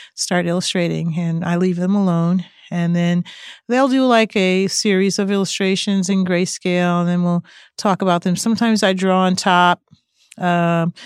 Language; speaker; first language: English; native; English